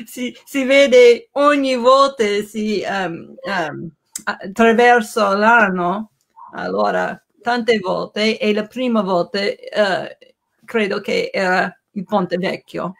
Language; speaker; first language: Italian; non-native, learner; English